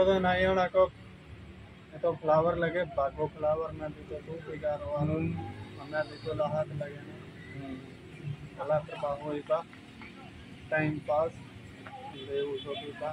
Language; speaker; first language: Filipino; non-native, learner; Punjabi